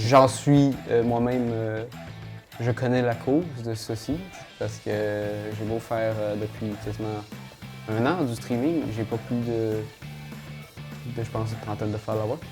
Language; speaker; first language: French; native; French